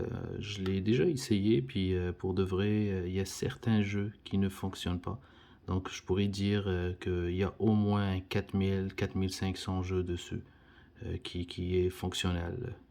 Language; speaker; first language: French; native; French